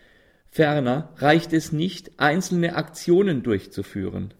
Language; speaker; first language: German; native; German